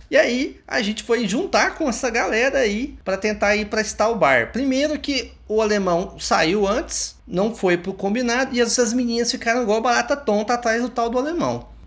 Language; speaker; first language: Portuguese; native; Portuguese